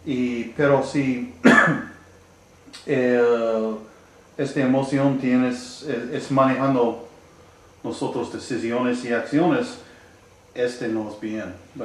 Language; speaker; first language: Spanish; non-native, learner; English